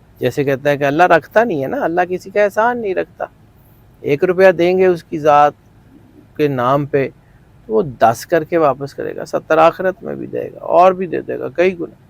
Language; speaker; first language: Urdu; non-native, local second language; Punjabi